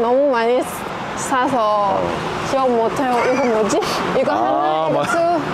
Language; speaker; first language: Korean; non-native, learner; Thai